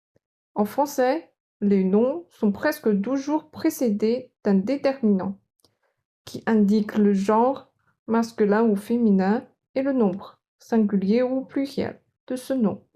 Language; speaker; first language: French; non-native, fluent; Chinese